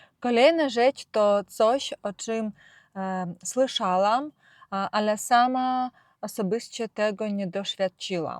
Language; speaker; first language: Polish; non-native, fluent; Ukrainian